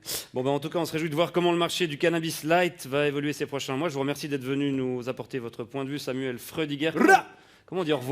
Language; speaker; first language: French; native; French